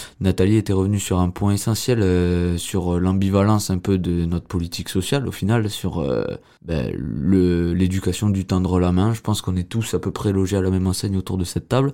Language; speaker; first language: French; native; French